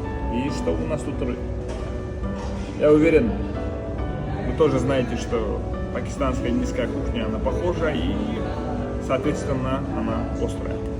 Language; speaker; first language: Russian; non-native, local second language; Kyrgyz